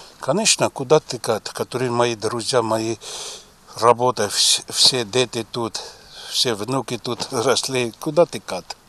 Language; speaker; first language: Russian; non-native, learner; Armenian